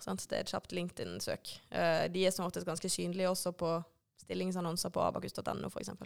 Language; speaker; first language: Norwegian; native; Norwegian